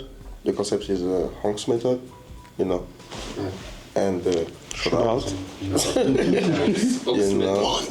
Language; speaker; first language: English; non-native, fluent; French